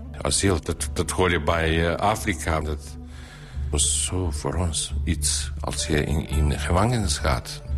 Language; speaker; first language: Dutch; non-native, learner; Bosnian